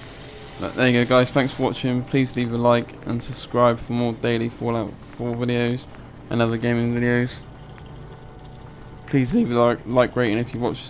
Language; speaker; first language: English; native; English